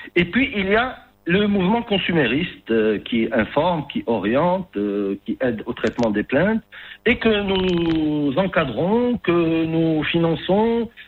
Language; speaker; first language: French; non-native, local second language; Arabic